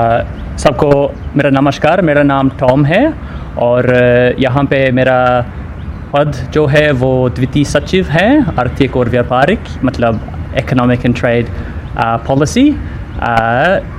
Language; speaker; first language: Hindi; non-native, fluent; English